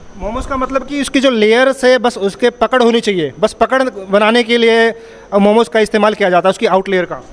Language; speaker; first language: Hindi; native; Hindi